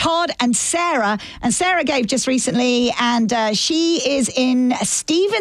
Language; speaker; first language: English; native; English